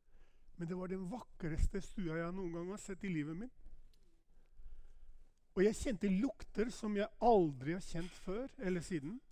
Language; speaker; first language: Norwegian; non-native, fluent; Albanian